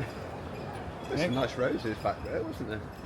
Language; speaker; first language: English; native; English